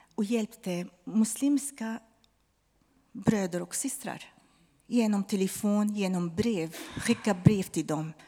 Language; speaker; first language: Swedish; non-native, fluent; Arabic